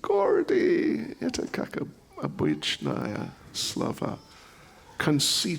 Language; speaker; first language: Russian; non-native, learner; English